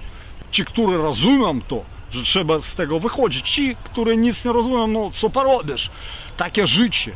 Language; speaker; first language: Polish; non-native, fluent; Ukrainian